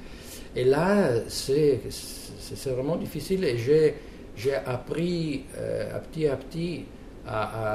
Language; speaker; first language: French; non-native, fluent; Italian